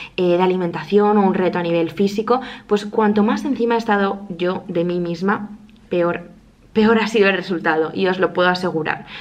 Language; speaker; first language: Spanish; native; Spanish